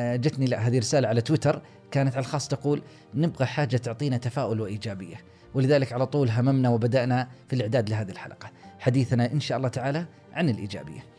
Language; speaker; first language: Arabic; native; Arabic